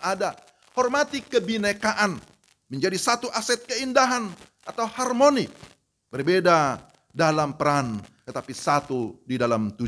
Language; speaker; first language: Indonesian; native; Indonesian